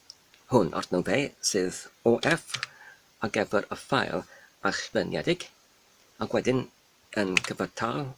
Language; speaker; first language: Welsh; non-native, learner; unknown